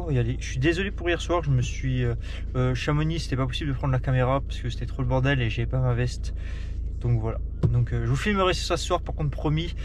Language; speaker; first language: French; native; French